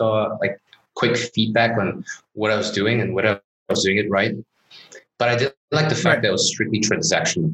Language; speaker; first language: English; non-native, local second language; Chinese